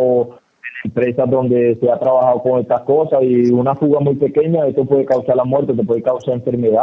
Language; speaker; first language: Spanish; native; Spanish